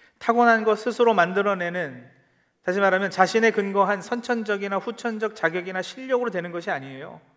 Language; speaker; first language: Korean; early bilingual, heritage; Korean